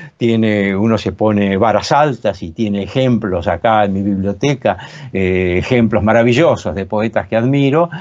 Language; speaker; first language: Spanish; native; Spanish